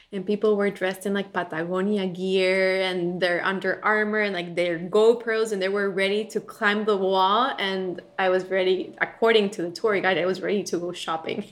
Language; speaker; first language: English; non-native, fluent; Spanish